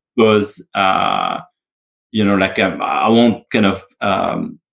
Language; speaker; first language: English; non-native, fluent; French